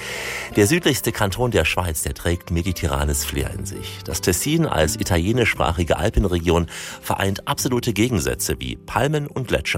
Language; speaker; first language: German; native; German